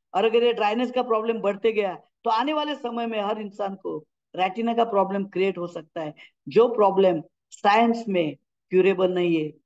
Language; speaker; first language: Hindi; non-native, local second language; Marathi